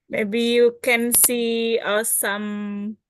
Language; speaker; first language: English; non-native, learner; Indonesian